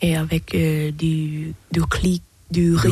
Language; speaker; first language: French; non-native, learner; Thai